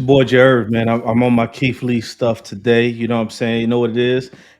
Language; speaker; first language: English; native; English